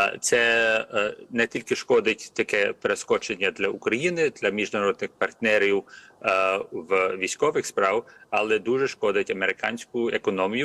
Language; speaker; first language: Ukrainian; early bilingual, heritage; Ukrainian